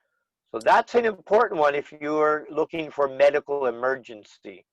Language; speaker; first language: English; native; English